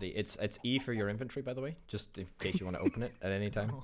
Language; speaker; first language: English; native; English